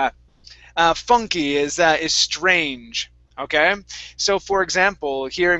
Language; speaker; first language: English; native; English